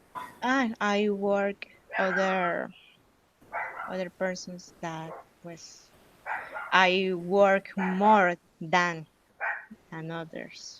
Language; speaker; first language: English; non-native, learner; Spanish